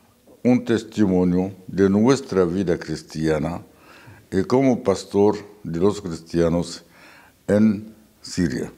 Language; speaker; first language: Spanish; non-native, fluent; Arabic